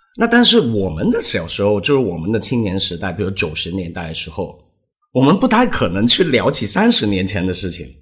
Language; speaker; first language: Chinese; non-native, local second language; Cantonese